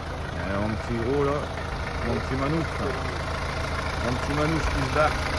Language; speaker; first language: French; native; French